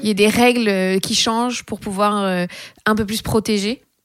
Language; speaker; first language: French; native; French